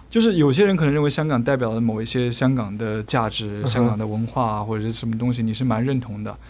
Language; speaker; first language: Chinese; native; Chinese